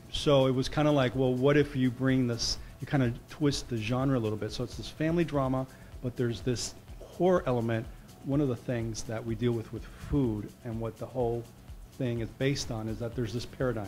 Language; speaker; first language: English; early bilingual, other home language; Spanish